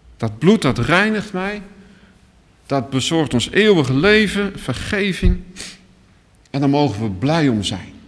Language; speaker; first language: Dutch; native; Dutch